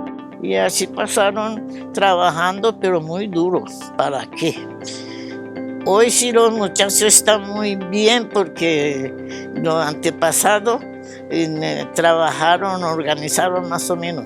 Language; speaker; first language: Spanish; non-native, fluent; Japanese